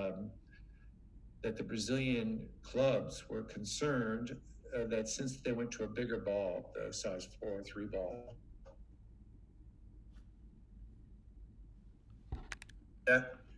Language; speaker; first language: English; native; English